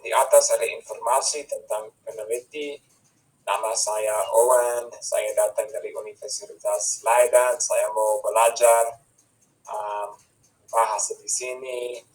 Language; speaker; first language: Indonesian; non-native, fluent; English